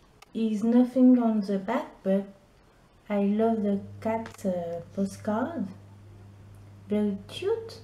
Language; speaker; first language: English; non-native, learner; French